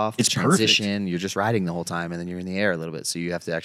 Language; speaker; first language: English; native; English